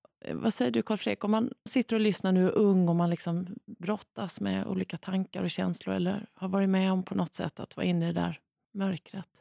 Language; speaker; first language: Swedish; native; Swedish